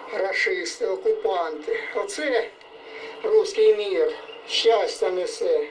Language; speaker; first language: Ukrainian; native; Ukrainian